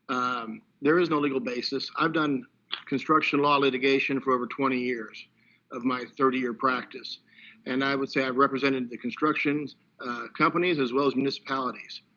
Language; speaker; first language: English; native; English